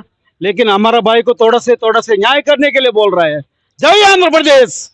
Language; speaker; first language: Hindi; non-native, local second language; Telugu